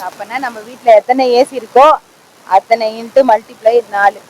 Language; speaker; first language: Tamil; non-native, local second language; Telugu